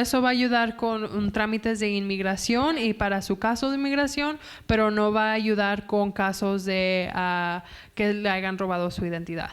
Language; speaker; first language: Spanish; early bilingual, other home language; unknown